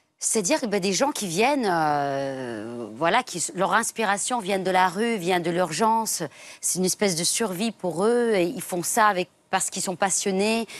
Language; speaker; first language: French; non-native, fluent; English